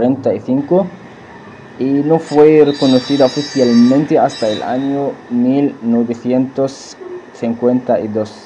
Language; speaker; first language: Spanish; non-native, learner; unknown